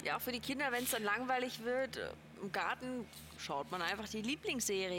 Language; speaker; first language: German; native; German